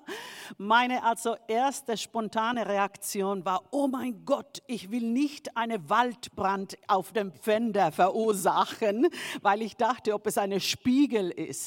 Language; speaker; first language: German; non-native, fluent; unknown